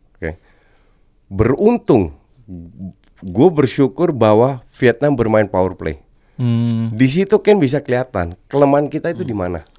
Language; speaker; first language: Indonesian; non-native, fluent; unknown